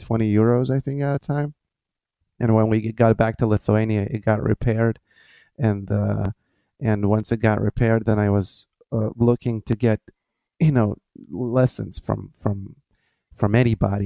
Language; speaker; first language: English; non-native, fluent; Lithuanian